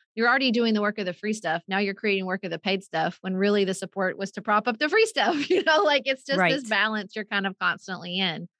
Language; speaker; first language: English; native; English